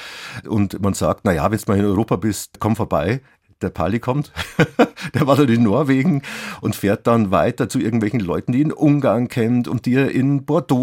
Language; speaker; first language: German; native; German